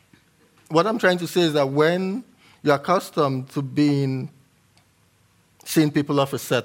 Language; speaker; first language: English; native; English